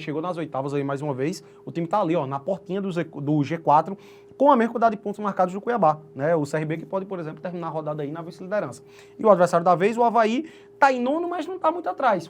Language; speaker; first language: Portuguese; native; Portuguese